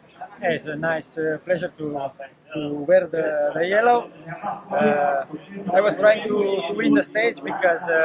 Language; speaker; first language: English; non-native, learner; Romanian